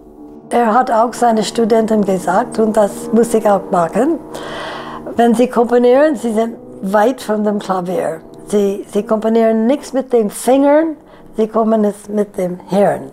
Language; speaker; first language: German; non-native, fluent; English